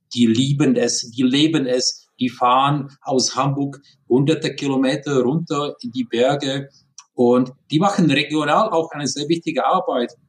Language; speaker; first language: German; non-native, fluent; Czech